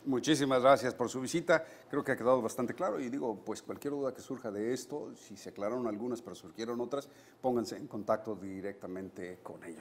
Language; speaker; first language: Spanish; native; Spanish